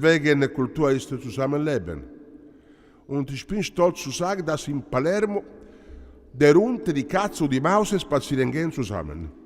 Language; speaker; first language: German; non-native, learner; Italian